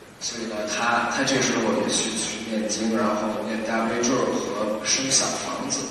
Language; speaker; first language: Chinese; early bilingual, heritage; Chinese